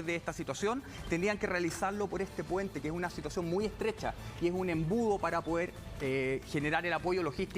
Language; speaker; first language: Spanish; native; Spanish